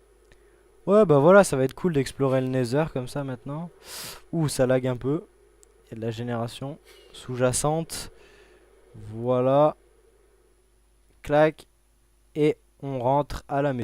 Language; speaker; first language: French; native; French